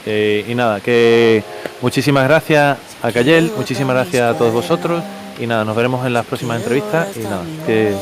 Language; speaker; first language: Spanish; native; Spanish